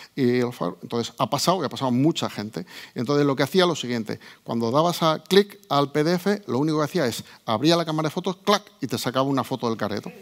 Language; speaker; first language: Spanish; native; Spanish